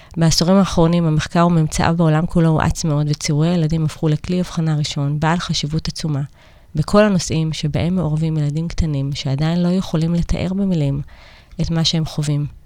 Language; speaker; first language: Hebrew; native; Hebrew